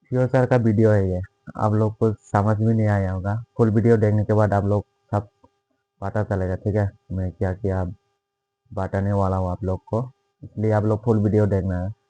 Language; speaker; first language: Hindi; non-native, local second language; Kok Borok